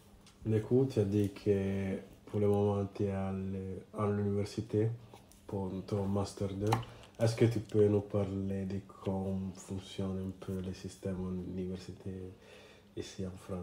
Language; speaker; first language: French; non-native, learner; English